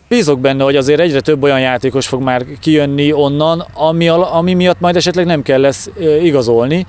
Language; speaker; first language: Hungarian; native; Hungarian